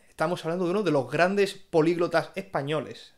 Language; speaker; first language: Spanish; native; Spanish